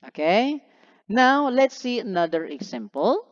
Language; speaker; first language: English; non-native, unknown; Indonesian